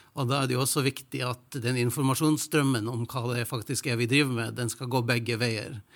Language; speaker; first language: Norwegian; native; Norwegian